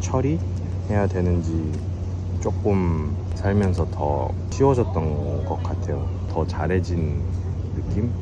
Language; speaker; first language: Korean; early bilingual, heritage; Korean